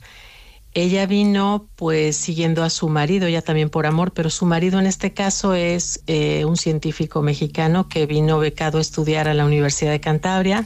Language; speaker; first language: Spanish; native; Spanish